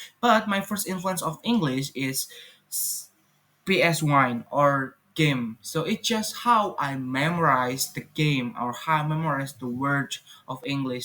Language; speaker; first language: English; non-native, fluent; Indonesian